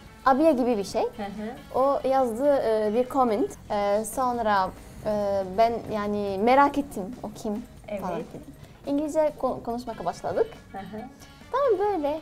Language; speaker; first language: Turkish; non-native, learner; Arabic